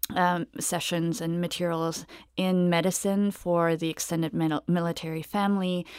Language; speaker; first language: English; non-native, fluent; German